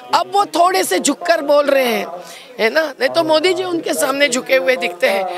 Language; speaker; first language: Hindi; non-native, local second language; Marathi